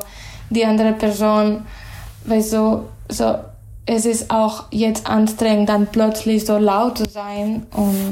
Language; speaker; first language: German; non-native, fluent; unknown